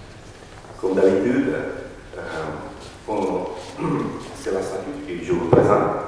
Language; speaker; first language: French; non-native, learner; Romanian